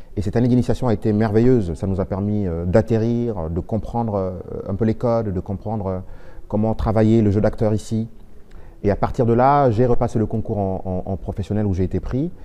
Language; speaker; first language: French; non-native, local second language; Wolof